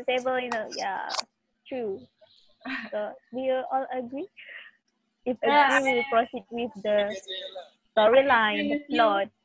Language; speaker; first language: English; non-native, learner; Malay